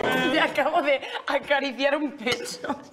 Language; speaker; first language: Spanish; native; Spanish